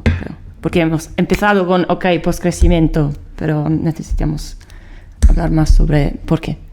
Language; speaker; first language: Spanish; non-native, fluent; Italian